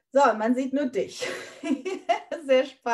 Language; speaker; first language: German; native; German